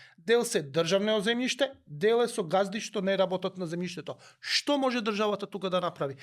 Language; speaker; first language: Macedonian; native; Macedonian